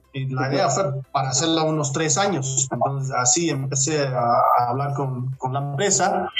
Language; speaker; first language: Spanish; non-native, fluent; Dutch